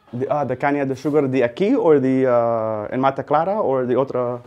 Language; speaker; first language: Spanish; non-native, learner; English